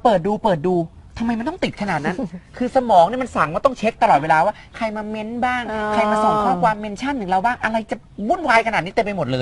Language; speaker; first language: Thai; native; Thai